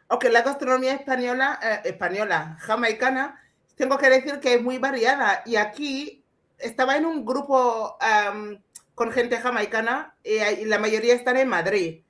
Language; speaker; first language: Spanish; non-native, fluent; English